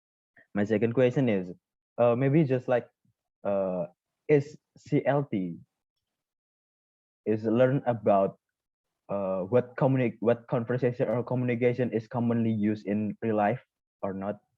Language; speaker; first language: English; non-native, learner; Indonesian